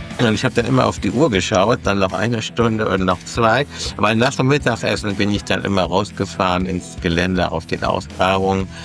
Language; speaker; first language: German; native; German